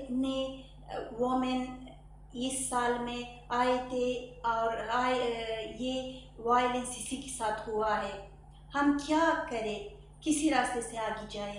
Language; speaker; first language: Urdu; non-native, learner; Persian